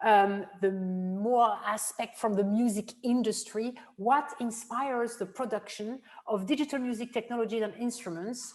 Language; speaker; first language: English; non-native, fluent; French